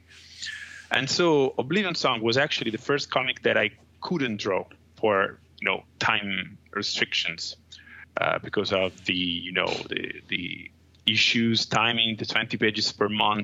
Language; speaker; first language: English; non-native, fluent; Italian